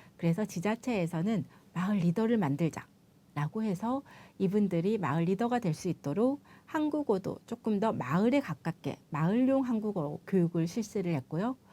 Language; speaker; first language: Korean; native; Korean